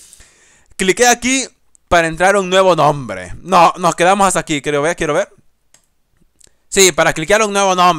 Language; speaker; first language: Spanish; native; Spanish